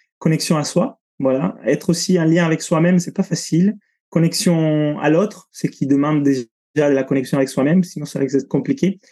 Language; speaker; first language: French; non-native, fluent; Italian